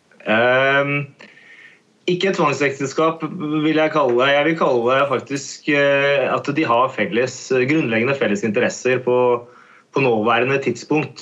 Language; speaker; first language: Norwegian; native; Norwegian